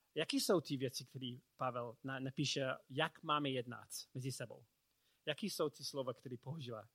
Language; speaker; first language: Czech; non-native, fluent; English